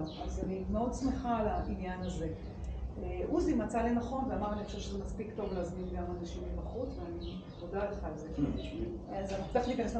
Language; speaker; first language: Hebrew; native; Hebrew